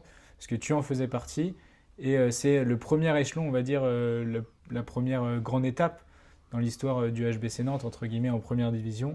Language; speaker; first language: French; native; French